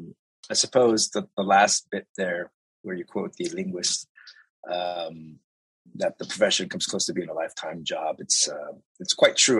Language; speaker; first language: English; early bilingual, other home language; Spanish